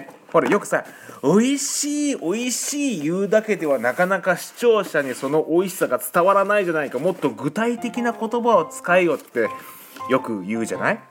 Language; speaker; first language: Japanese; native; Japanese